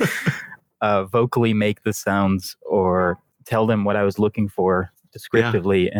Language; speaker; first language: English; non-native, fluent; Dutch